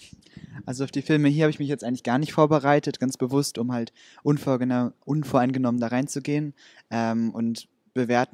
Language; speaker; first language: German; native; German